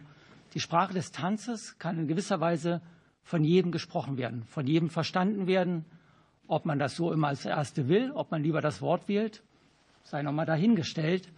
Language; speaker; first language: German; native; German